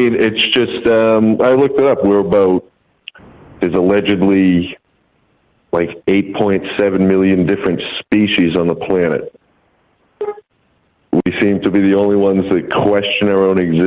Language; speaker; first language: English; native; English